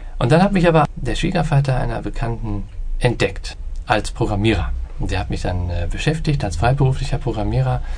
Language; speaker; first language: German; native; German